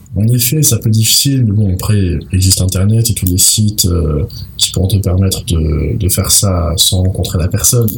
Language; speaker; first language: French; non-native, local second language; Arabic